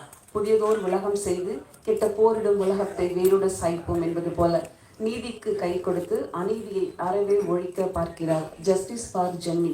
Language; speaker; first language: Tamil; native; Tamil